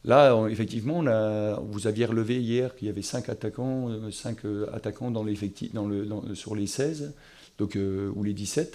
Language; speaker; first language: French; native; French